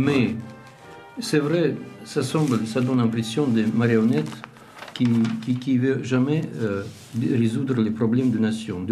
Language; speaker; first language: French; non-native, learner; Russian